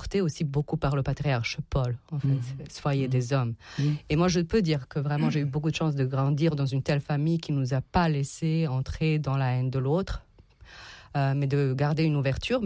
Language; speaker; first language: French; non-native, fluent; Serbian